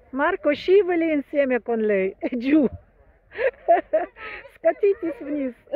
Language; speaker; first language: Italian; non-native, fluent; Russian